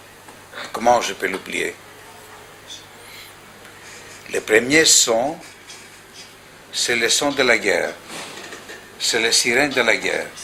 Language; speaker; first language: French; non-native, fluent; Greek